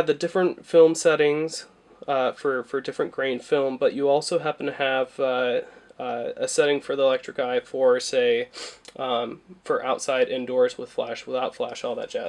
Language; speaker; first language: English; native; English